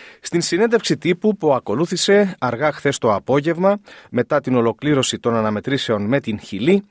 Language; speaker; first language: Greek; native; Greek